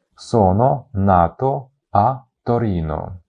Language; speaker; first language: Italian; non-native, fluent; Ukrainian